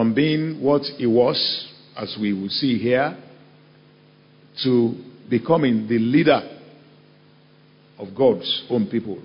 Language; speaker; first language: English; non-native, local second language; Yoruba